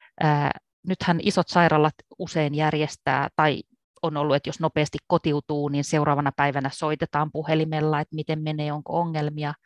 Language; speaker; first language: Finnish; native; Finnish